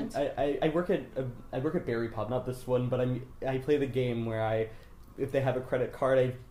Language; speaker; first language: English; native; English